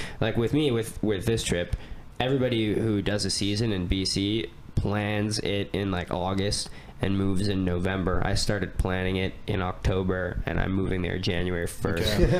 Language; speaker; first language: English; native; English